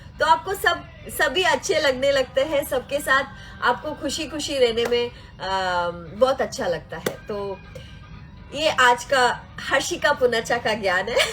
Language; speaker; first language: Hindi; non-native, local second language; Kannada